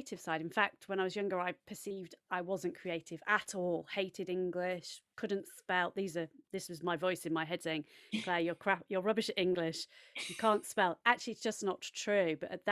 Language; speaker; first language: English; native; English